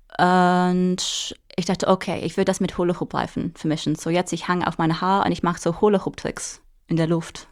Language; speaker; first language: German; non-native, fluent; English